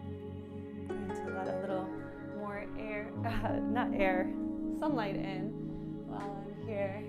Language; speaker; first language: English; native; English